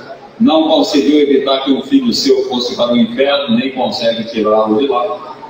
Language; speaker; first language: Portuguese; native; Portuguese